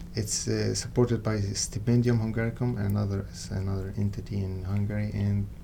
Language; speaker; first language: English; non-native, fluent; Arabic